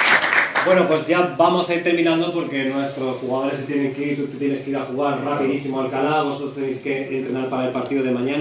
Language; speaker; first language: Spanish; native; Spanish